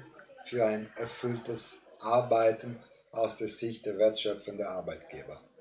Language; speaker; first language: German; non-native, fluent; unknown